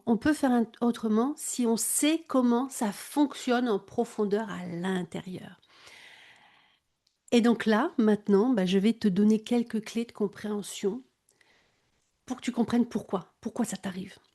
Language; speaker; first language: French; native; French